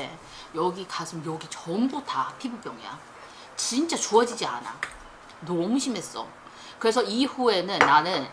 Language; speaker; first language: Korean; non-native, fluent; Chinese